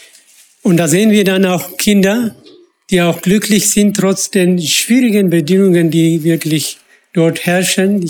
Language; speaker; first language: German; non-native, fluent; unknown